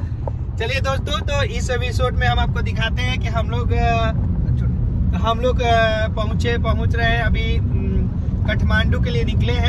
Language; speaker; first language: Hindi; native; Hindi